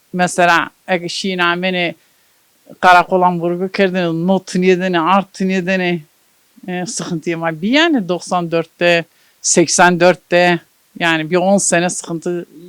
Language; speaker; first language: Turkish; non-native, local second language; Zaza